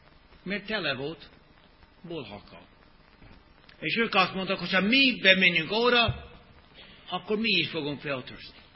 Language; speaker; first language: Hungarian; non-native, fluent; English